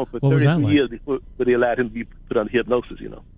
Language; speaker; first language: English; native; English